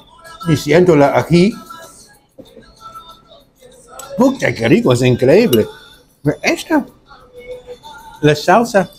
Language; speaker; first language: Spanish; non-native, learner; English